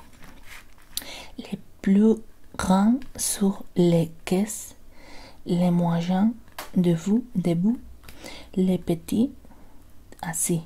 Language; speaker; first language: French; non-native, learner; Spanish